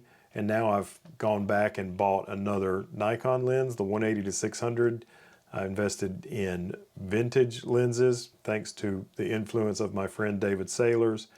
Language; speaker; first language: English; native; English